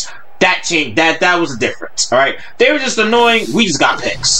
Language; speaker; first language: English; native; English